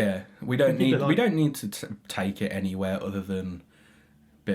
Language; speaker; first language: English; native; English